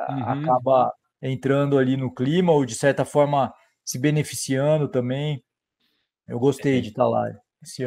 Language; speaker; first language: Portuguese; native; Portuguese